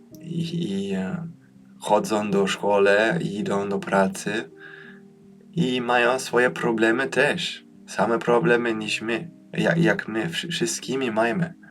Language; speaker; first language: Polish; early bilingual, heritage; Polish